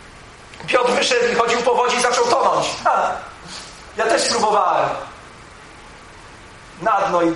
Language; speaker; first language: Polish; native; Polish